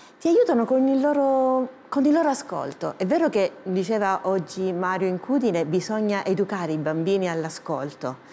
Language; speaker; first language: Italian; native; Italian